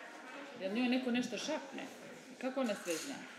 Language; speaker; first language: Serbian; native; Serbian